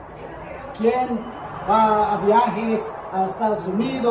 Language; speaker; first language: Spanish; early bilingual, heritage; English